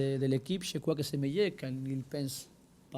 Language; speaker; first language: French; non-native, learner; Spanish